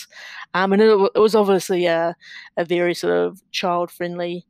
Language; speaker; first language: English; native; English